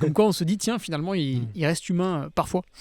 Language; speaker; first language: French; native; French